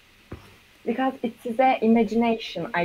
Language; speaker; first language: English; non-native, learner; Turkish